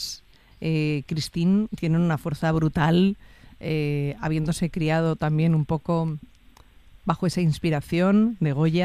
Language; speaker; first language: Spanish; native; Spanish